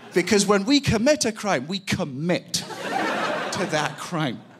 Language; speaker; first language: English; native; English